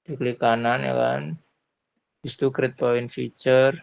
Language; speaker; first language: Indonesian; non-native, local second language; Javanese